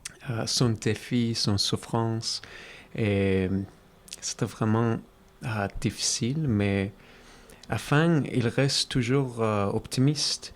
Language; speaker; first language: French; non-native, fluent; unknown